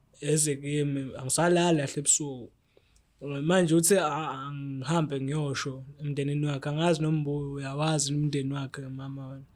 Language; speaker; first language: Zulu; native; Zulu